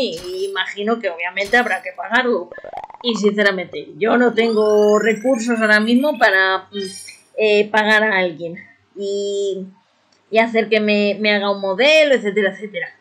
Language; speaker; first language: Spanish; native; Spanish